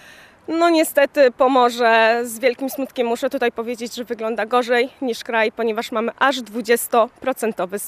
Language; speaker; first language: Polish; native; Polish